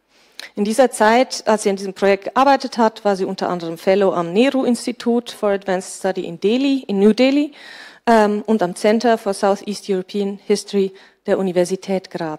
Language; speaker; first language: German; native; German